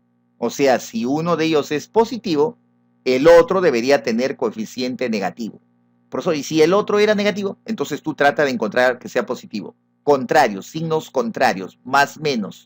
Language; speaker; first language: Spanish; native; Spanish